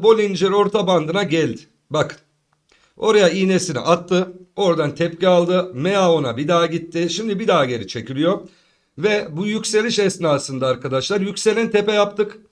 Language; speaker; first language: Turkish; native; Turkish